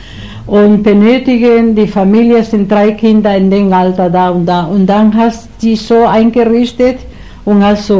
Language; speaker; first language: German; non-native, learner; Spanish